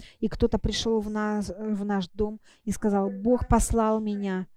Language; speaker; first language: Russian; non-native, fluent; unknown